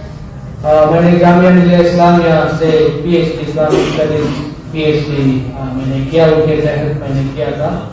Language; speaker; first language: Hindi; non-native, local second language; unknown